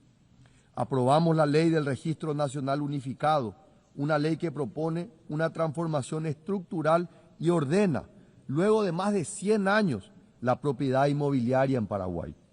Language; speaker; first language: Spanish; native; Spanish